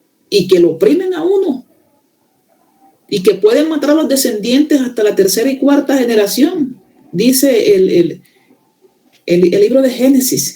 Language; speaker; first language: Spanish; native; Spanish